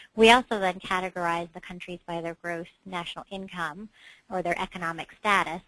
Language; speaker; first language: English; native; English